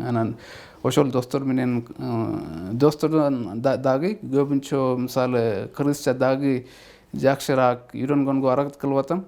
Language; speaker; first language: Kyrgyz; non-native, fluent; Urdu